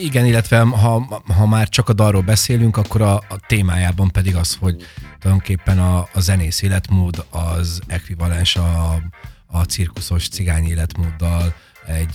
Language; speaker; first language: Hungarian; native; Hungarian